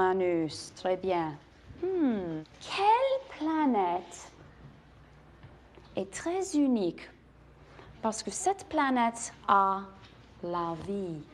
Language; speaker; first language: French; non-native, fluent; English